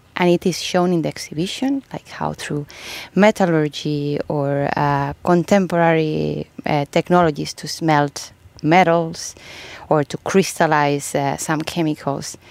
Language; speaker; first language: English; non-native, fluent; Spanish